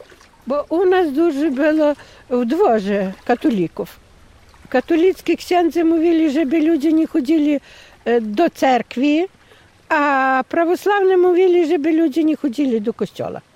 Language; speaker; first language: Polish; non-native, local second language; Ukrainian